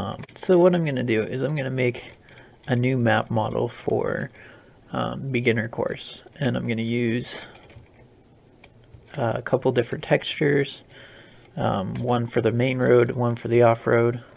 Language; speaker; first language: English; native; English